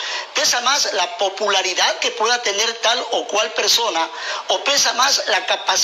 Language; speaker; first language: Spanish; native; Spanish